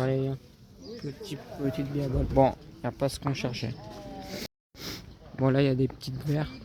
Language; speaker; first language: French; native; French